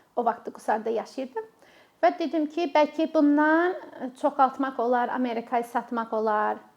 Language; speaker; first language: Azerbaijani; non-native, fluent; English